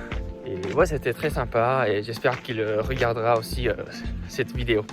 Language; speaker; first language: French; non-native, fluent; Japanese